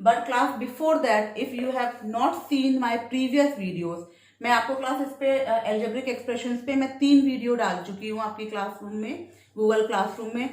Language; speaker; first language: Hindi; native; Hindi